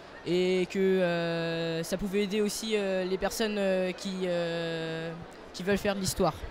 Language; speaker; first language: French; native; French